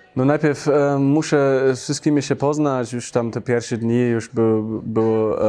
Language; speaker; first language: Polish; early bilingual, heritage; Polish